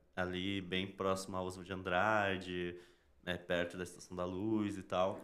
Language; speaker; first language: Portuguese; native; Portuguese